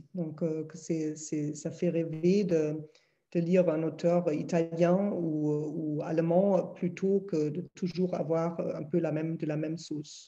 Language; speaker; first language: French; non-native, fluent; German